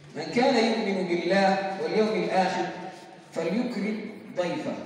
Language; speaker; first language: Arabic; non-native, learner; Hausa